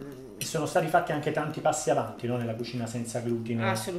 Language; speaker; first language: Italian; native; Italian